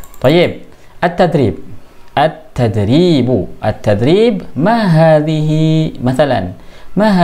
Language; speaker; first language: Arabic; non-native, fluent; Indonesian